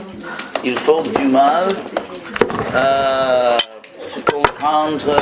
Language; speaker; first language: French; non-native, fluent; English